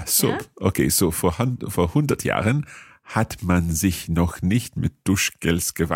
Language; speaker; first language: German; non-native, learner; English